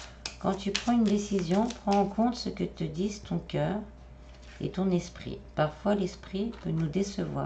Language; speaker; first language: French; native; French